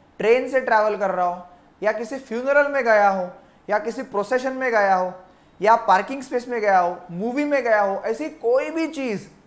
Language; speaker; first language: Hindi; non-native, local second language; Marathi